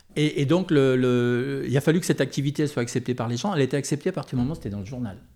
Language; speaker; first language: French; native; French